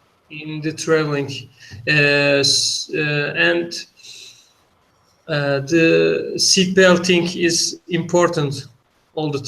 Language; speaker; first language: English; non-native, learner; Turkish